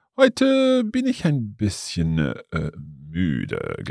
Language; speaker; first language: German; non-native, learner; English